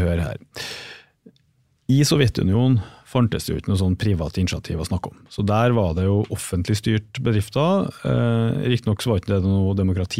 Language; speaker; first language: Norwegian; native; Norwegian